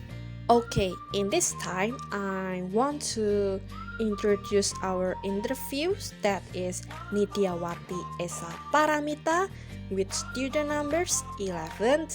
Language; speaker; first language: English; non-native, learner; Indonesian